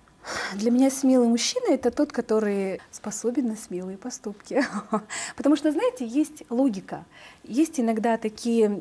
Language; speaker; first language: Russian; native; Russian